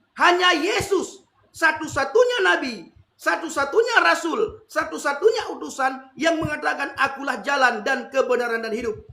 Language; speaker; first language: Indonesian; non-native, local second language; Achinese